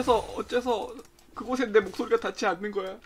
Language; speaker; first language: Korean; native; Korean